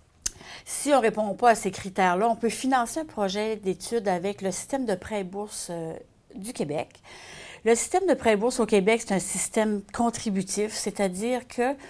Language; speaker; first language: French; native; French